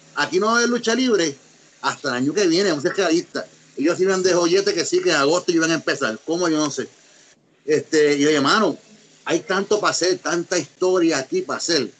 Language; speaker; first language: Spanish; native; Spanish